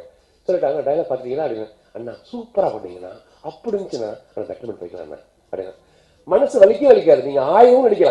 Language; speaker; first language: Tamil; native; Tamil